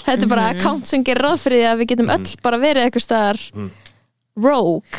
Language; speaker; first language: Icelandic; native; Icelandic